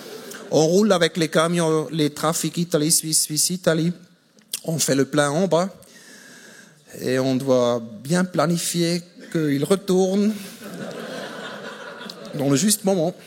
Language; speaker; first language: French; non-native, fluent; German